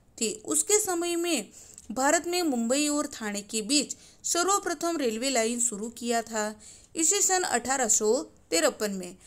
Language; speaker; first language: Hindi; non-native, local second language; Gujarati